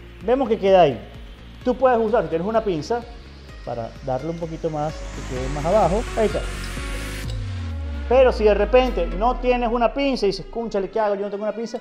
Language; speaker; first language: Spanish; native; Spanish